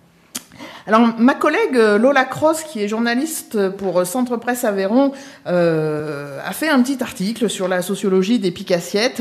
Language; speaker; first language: French; native; French